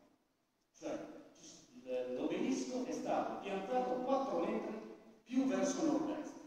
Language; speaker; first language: Italian; native; Italian